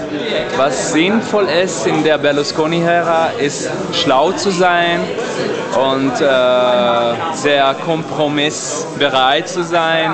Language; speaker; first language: German; non-native, fluent; Italian